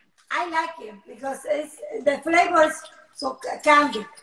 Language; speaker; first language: English; non-native, learner; Spanish